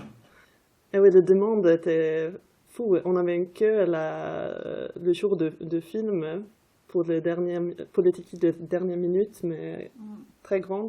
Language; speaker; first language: French; non-native, fluent; Swedish